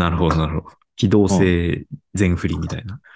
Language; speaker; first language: Japanese; native; Japanese